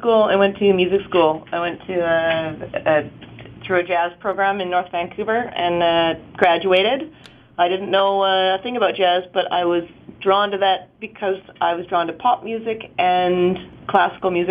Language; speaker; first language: English; native; English